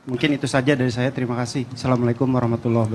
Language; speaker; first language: Indonesian; native; Indonesian